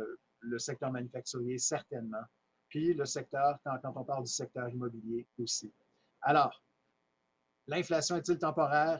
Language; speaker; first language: French; native; French